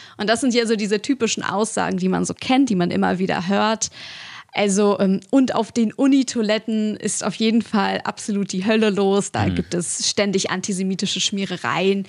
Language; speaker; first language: German; early bilingual, other home language; Russian